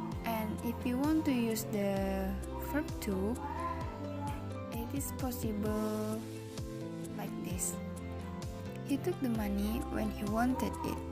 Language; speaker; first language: English; non-native, learner; Indonesian